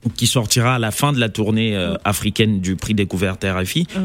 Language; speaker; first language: French; non-native, local second language; Lingala